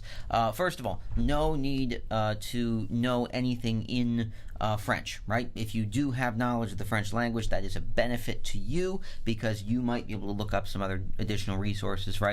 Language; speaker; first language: English; native; English